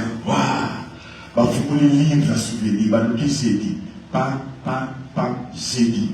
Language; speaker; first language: French; non-native, local second language; Lingala